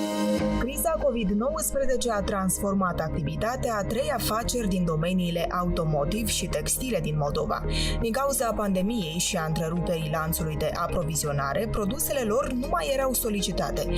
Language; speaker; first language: Romanian; native; Romanian